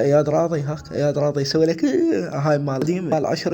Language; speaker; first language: Arabic; native; Arabic